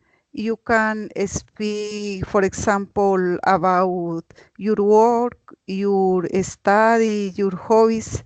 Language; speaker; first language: English; non-native, learner; Spanish